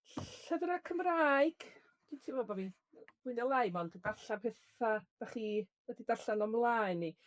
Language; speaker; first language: Welsh; native; Welsh